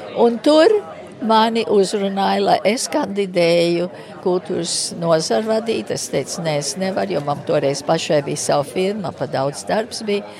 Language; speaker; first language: Latvian; early bilingual, heritage; Latvian